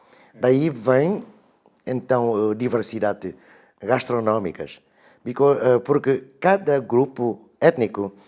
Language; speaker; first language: Portuguese; non-native, fluent; Vietnamese